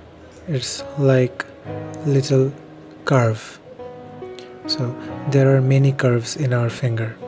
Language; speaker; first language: English; non-native, fluent; Bangla